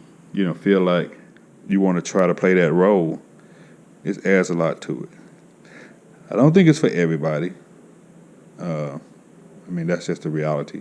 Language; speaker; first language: English; native; English